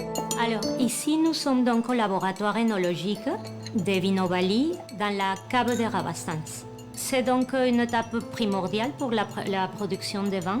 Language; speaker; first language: French; non-native, fluent; Spanish